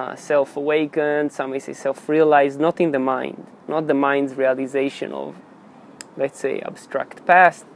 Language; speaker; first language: English; non-native, fluent; Hebrew